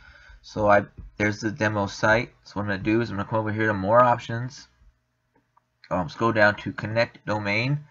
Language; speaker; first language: English; native; English